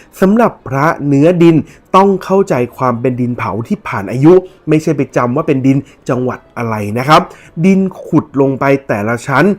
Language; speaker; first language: Thai; native; Thai